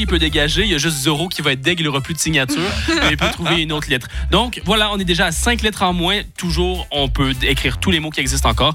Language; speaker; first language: French; native; French